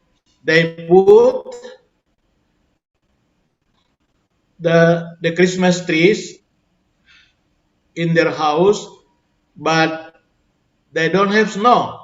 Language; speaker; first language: English; non-native, fluent; Indonesian